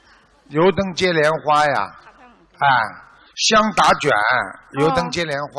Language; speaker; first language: Chinese; native; Chinese